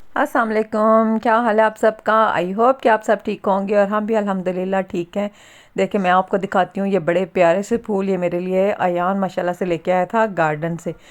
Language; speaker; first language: Urdu; native; Urdu